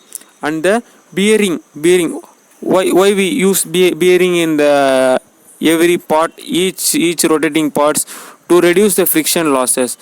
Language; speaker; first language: English; non-native, local second language; Tamil